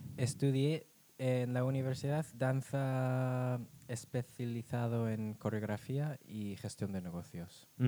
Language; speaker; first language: Spanish; non-native, fluent; English